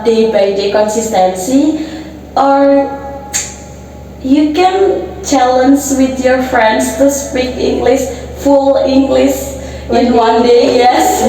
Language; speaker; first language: English; non-native, learner; Indonesian